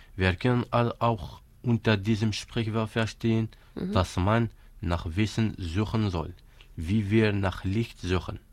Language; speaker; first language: German; non-native, fluent; Kabyle